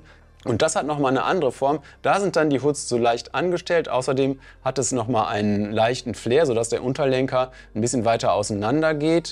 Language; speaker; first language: German; native; German